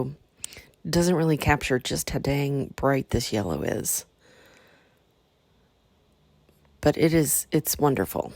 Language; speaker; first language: English; native; English